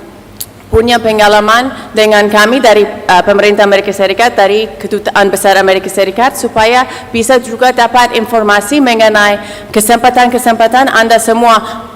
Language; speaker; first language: Indonesian; non-native, fluent; English